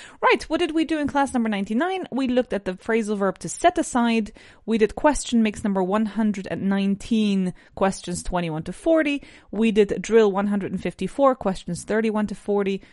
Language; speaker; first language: English; non-native, fluent; Spanish